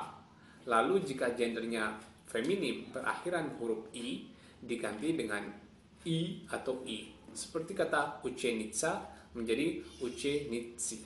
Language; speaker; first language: Indonesian; non-native, local second language; Javanese